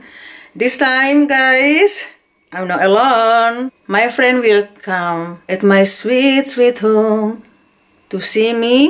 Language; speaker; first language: English; non-native, learner; Indonesian